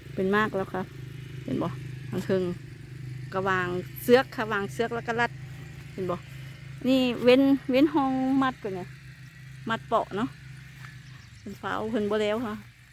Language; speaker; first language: Thai; native; Thai